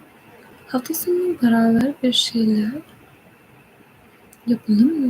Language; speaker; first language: Turkish; non-native, learner; English